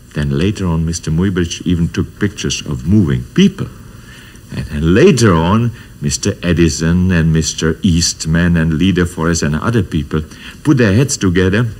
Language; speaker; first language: English; non-native, fluent; Czech